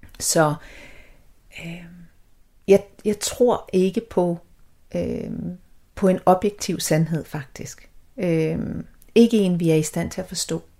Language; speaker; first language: Danish; native; Danish